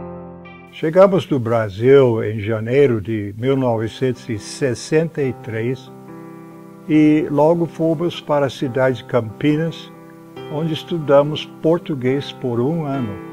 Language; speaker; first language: Portuguese; non-native, fluent; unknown